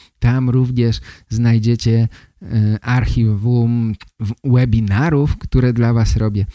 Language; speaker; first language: Polish; native; Polish